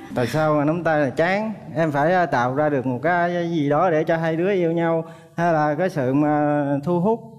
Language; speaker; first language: Vietnamese; native; Vietnamese